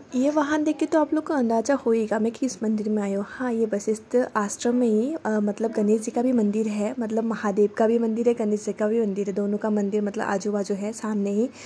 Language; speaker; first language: Hindi; non-native, local second language; Assamese